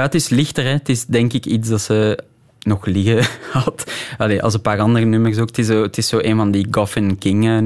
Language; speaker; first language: Dutch; native; Dutch